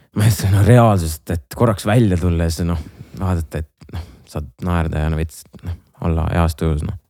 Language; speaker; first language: Estonian; non-native, local second language; Russian